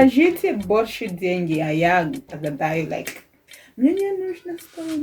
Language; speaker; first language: Russian; non-native, fluent; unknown